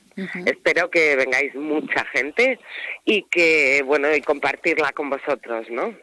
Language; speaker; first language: Spanish; native; Spanish